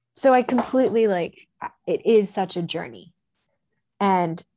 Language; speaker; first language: English; non-native, local second language; Japanese